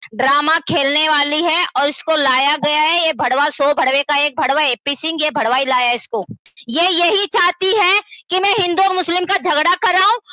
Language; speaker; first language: Hindi; native; Hindi